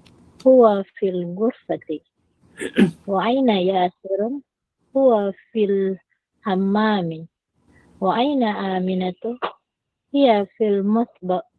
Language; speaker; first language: Arabic; non-native, learner; Filipino